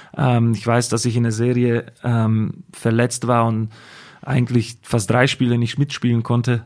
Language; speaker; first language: German; non-native, fluent; Slovak